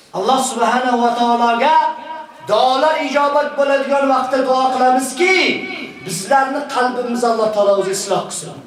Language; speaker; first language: Uzbek; native; Uzbek